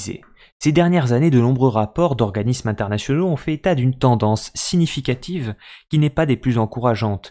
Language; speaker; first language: French; native; French